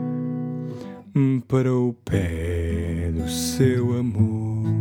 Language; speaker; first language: Portuguese; non-native, fluent; English